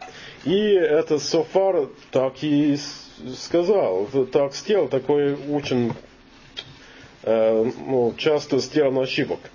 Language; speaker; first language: Russian; non-native, learner; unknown